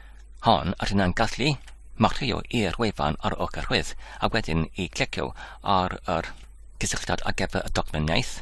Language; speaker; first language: Welsh; non-native, learner; Polish